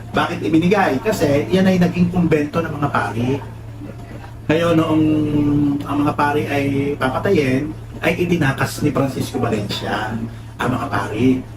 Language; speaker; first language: Filipino; native; Filipino